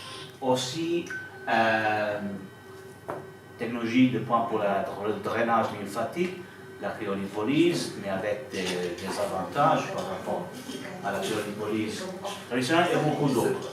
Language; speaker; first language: French; non-native, fluent; Italian